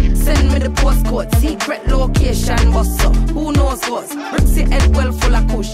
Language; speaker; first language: Swedish; early bilingual, other home language; English